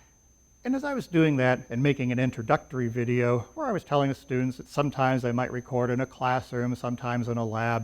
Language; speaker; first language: English; native; English